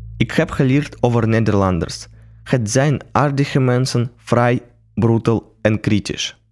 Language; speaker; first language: Dutch; non-native, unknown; Russian